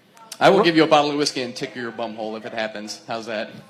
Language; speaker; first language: English; native; English